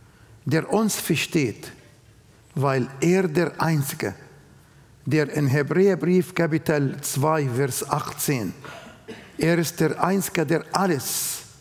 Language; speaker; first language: German; non-native, fluent; Arabic